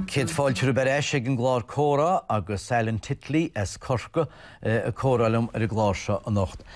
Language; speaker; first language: Irish; native; Irish